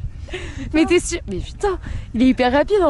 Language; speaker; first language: French; native; French